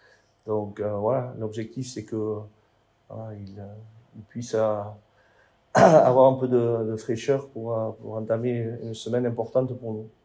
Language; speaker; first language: French; native; French